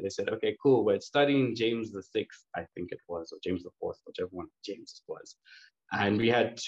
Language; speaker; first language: English; native; English